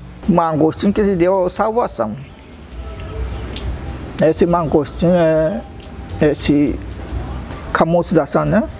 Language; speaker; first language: Portuguese; non-native, fluent; Japanese